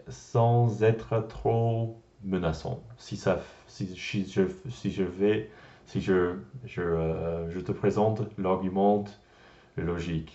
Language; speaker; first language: French; non-native, learner; English